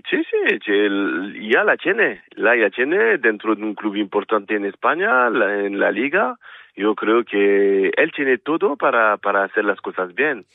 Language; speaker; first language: Spanish; non-native, fluent; French